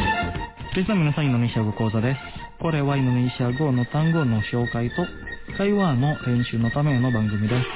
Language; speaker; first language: Japanese; non-native, fluent; Indonesian